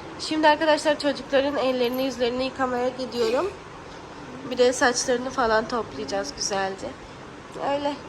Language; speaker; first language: Turkish; non-native, fluent; Urdu